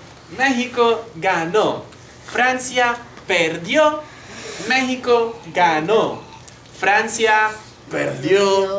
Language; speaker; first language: Spanish; non-native, fluent; English